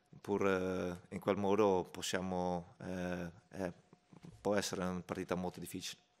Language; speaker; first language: Italian; non-native, fluent; Dutch